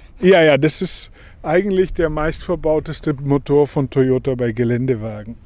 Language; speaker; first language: German; non-native, fluent; Portuguese